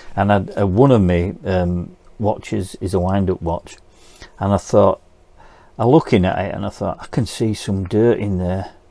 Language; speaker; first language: English; native; English